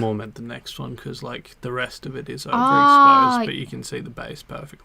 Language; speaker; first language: English; native; English